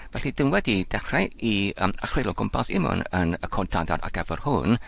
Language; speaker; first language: Welsh; non-native, learner; Polish